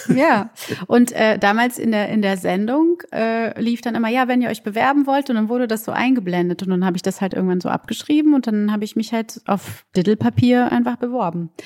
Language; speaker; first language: German; early bilingual, other home language; Portuguese